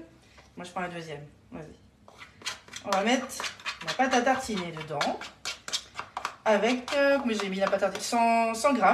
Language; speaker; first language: French; native; French